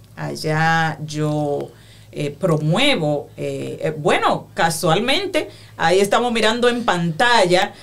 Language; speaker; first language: Spanish; native; Spanish